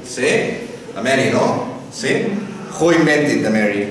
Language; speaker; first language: English; non-native, fluent; Catalan